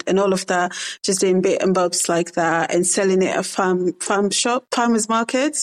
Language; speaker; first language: English; non-native, local second language; Krio